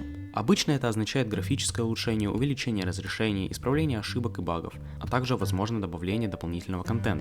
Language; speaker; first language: Russian; native; Russian